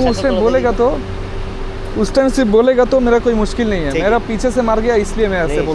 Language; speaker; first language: Hindi; non-native, learner; Bangla